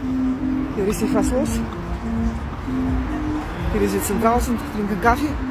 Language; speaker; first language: German; non-native, fluent; Russian